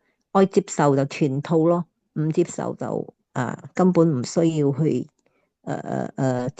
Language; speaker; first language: Cantonese; native; Cantonese